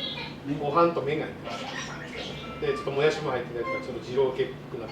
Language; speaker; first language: Japanese; native; Japanese